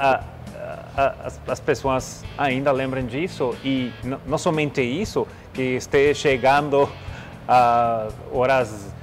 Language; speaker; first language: Portuguese; non-native, learner; Spanish